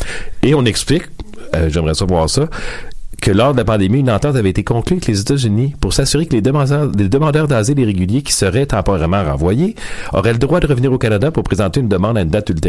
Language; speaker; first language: French; native; French